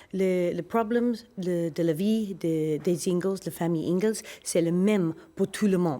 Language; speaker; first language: French; non-native, learner; English